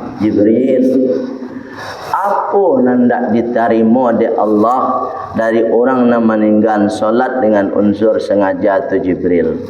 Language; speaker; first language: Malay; non-native, local second language; Minangkabau